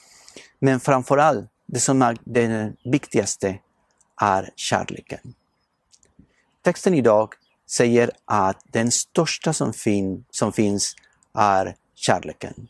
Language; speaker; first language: Swedish; non-native, fluent; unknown